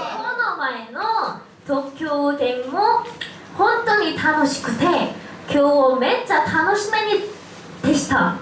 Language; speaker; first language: Japanese; non-native, learner; Korean